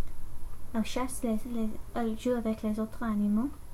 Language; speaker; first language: French; non-native, learner; English